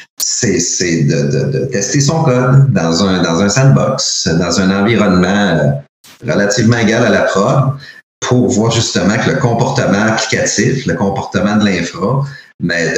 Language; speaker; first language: French; native; French